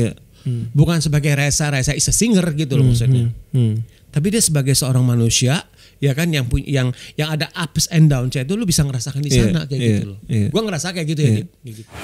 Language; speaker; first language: Indonesian; native; Indonesian